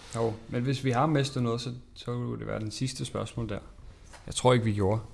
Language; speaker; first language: Danish; non-native, fluent; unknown